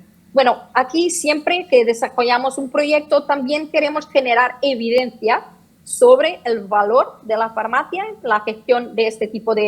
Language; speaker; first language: Spanish; non-native, fluent; Portuguese